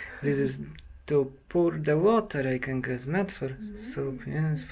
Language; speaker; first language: English; non-native, learner; Polish